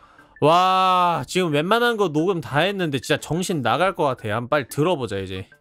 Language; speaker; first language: Korean; native; Korean